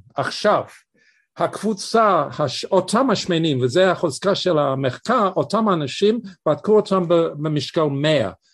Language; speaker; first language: Hebrew; non-native, fluent; English